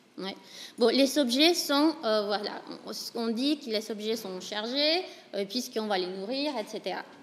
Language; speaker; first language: French; non-native, fluent; Spanish